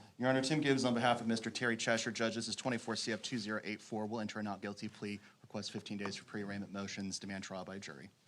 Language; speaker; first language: English; native; English